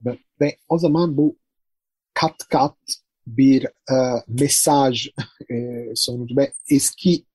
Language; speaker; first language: Turkish; non-native, fluent; Italian